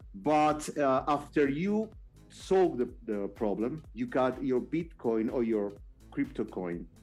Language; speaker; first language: English; non-native, fluent; Spanish